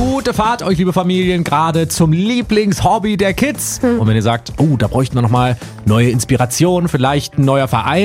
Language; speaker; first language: German; native; German